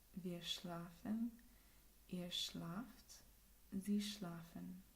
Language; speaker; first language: German; non-native, learner; English